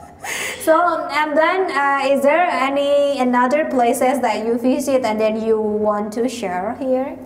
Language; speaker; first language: English; non-native, learner; Indonesian